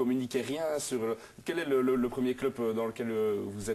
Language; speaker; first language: French; native; French